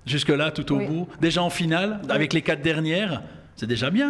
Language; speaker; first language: French; native; French